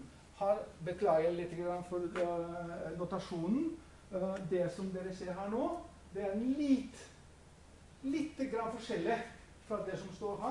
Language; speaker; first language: Norwegian; non-native, fluent; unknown